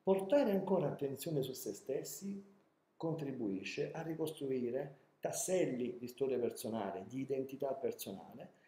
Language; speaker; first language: Italian; native; Italian